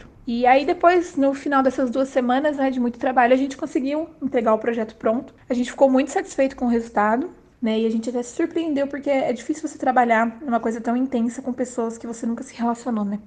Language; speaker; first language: Portuguese; native; Portuguese